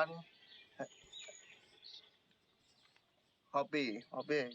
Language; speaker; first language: English; non-native, learner; Bangla